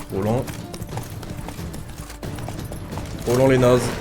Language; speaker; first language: French; native; French